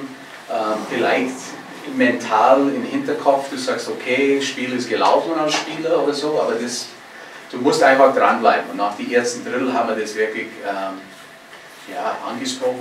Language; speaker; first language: German; non-native, fluent; English